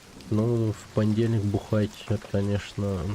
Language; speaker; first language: Russian; native; Russian